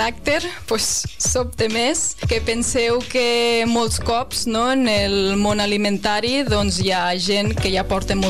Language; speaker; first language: Catalan; native; Catalan